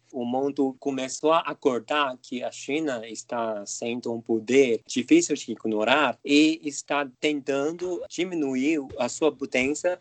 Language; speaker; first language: Portuguese; non-native, fluent; Chinese